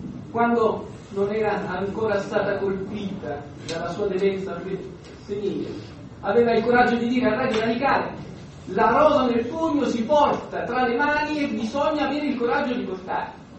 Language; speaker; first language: Italian; native; Italian